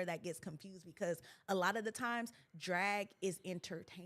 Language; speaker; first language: English; native; English